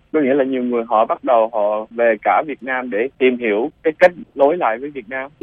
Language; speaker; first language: Vietnamese; early bilingual, other home language; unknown